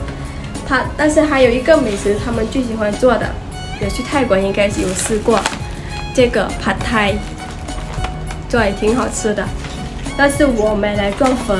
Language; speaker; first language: Chinese; non-native, fluent; Lao